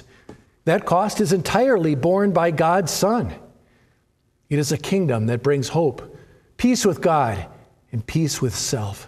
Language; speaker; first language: English; native; English